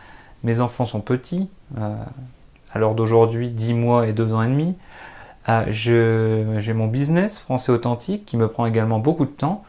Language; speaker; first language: French; native; French